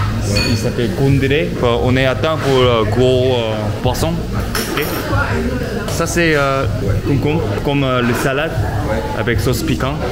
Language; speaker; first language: French; non-native, learner; Korean